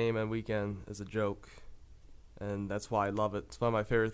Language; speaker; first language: English; native; English